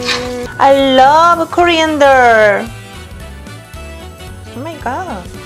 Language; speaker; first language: English; non-native, learner; Korean